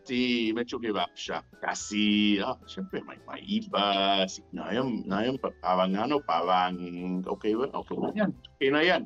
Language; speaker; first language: Filipino; non-native, learner; English